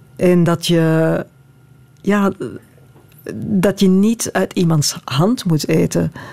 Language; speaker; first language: Dutch; native; Dutch